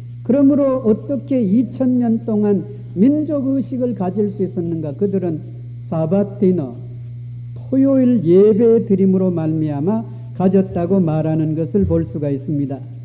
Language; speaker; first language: Korean; native; Korean